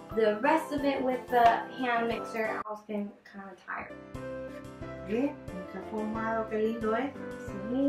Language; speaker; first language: English; native; English